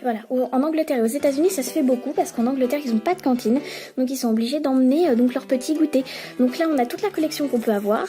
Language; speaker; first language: French; native; French